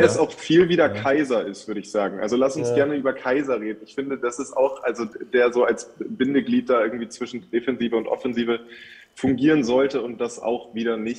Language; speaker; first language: German; native; German